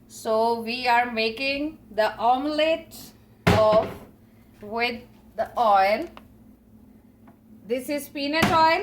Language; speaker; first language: English; non-native, learner; Hindi